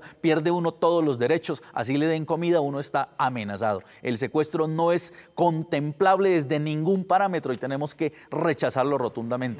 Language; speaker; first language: Spanish; native; Spanish